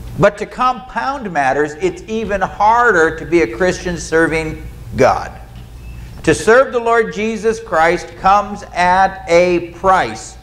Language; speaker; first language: English; native; English